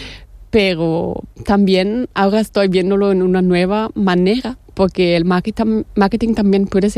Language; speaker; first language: Spanish; non-native, fluent; German